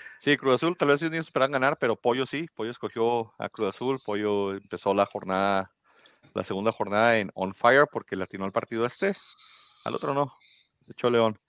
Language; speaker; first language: Spanish; native; Spanish